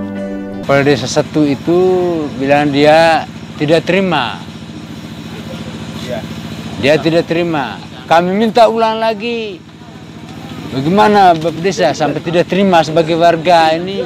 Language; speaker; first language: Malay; non-native, local second language; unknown